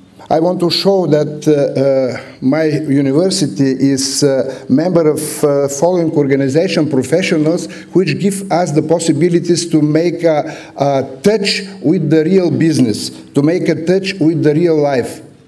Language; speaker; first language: English; non-native, fluent; Bulgarian